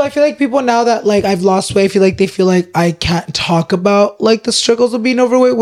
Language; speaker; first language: English; early bilingual, other home language; Spanish